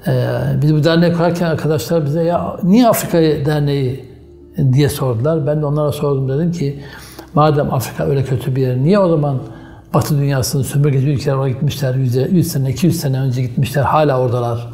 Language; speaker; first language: Turkish; native; Turkish